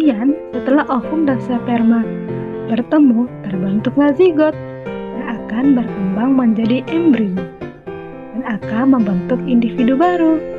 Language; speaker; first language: Indonesian; native; Indonesian